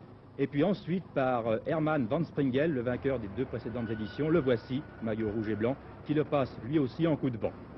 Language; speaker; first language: French; native; French